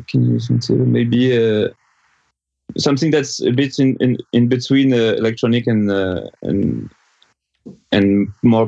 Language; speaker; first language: English; non-native, fluent; French